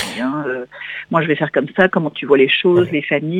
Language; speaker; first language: French; native; French